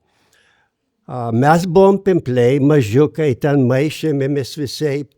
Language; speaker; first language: Lithuanian; native; Lithuanian